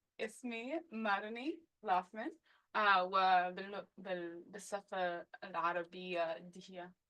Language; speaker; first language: Arabic; non-native, learner; English